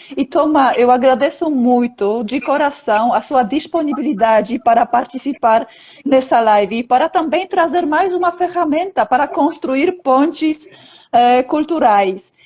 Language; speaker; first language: Portuguese; non-native, fluent; Polish